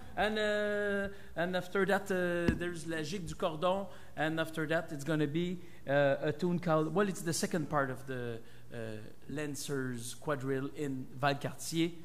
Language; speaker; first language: English; non-native, fluent; French